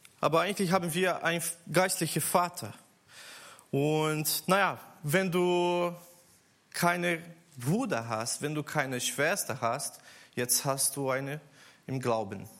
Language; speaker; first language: German; non-native, learner; Portuguese